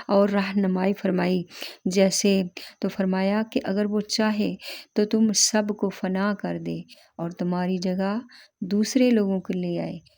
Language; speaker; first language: Urdu; native; Urdu